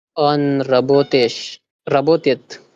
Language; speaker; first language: Russian; non-native, learner; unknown